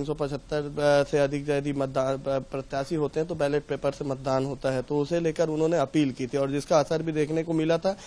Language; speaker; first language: Hindi; native; Hindi